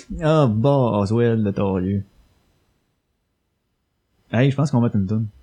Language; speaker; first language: French; native; French